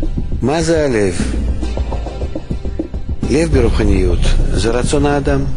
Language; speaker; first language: Hebrew; non-native, fluent; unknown